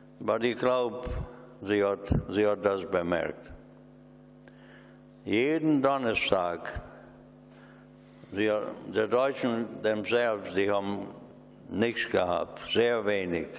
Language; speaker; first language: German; non-native, learner; Hungarian